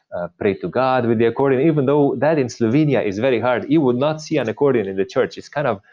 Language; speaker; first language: English; non-native, fluent; Slovenian